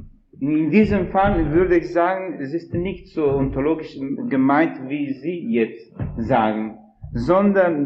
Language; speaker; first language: German; non-native, fluent; Italian